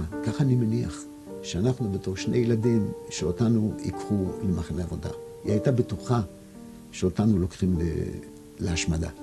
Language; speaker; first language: Hebrew; non-native, fluent; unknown